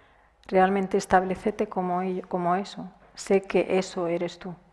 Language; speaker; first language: Spanish; native; Spanish